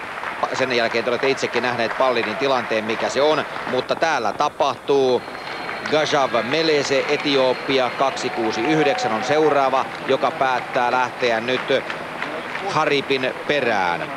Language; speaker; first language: Finnish; native; Finnish